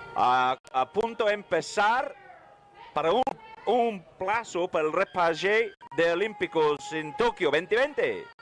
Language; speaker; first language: Spanish; non-native, learner; English